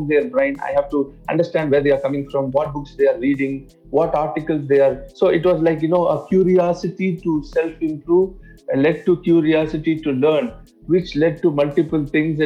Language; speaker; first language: English; non-native, local second language; Tamil